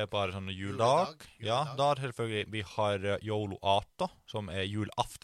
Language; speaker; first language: Norwegian; non-native, fluent; Finnish